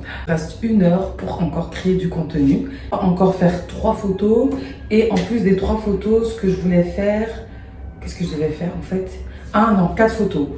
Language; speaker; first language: French; native; French